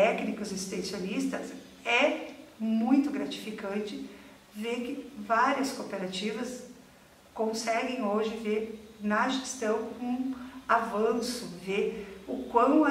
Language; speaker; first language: Portuguese; native; Portuguese